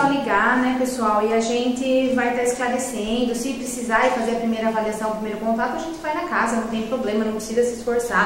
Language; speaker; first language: Portuguese; native; Portuguese